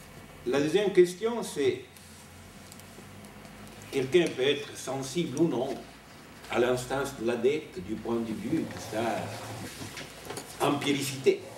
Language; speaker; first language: French; non-native, fluent; Italian